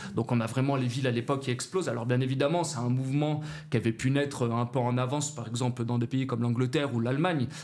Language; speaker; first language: French; native; French